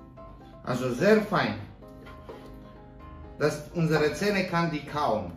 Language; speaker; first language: German; non-native, fluent; Romanian